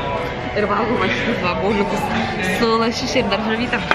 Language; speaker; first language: Lithuanian; native; Lithuanian